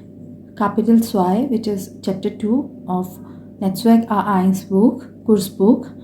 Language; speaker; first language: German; non-native, fluent; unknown